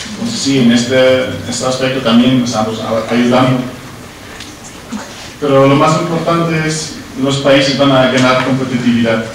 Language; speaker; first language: Spanish; non-native, learner; Dutch